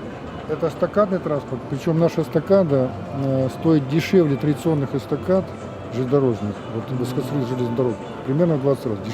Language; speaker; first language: Russian; native; Russian